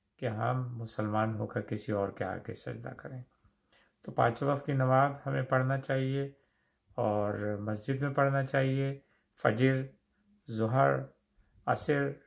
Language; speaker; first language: Hindi; native; Hindi